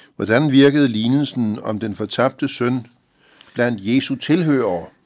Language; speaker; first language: Danish; native; Danish